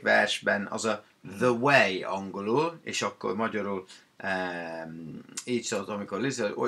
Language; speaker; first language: Hungarian; non-native, fluent; English